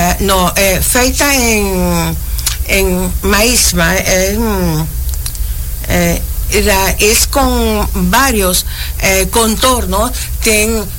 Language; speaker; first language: Portuguese; non-native, learner; Spanish